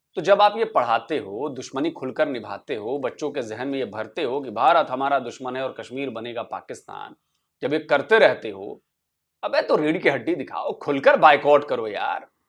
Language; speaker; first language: Hindi; native; Hindi